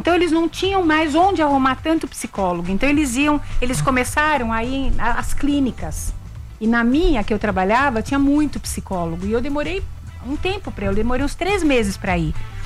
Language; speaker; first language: Portuguese; native; Portuguese